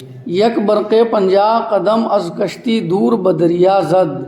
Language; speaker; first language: Persian; non-native, fluent; Urdu